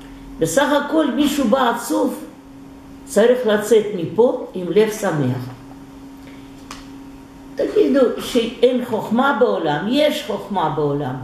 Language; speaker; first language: Hebrew; non-native, fluent; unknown